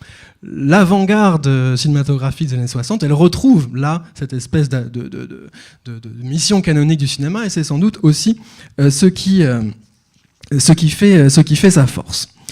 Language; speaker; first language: French; native; French